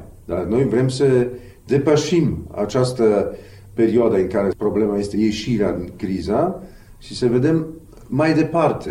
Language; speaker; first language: Romanian; non-native, fluent; Polish